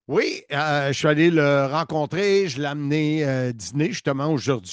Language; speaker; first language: French; native; French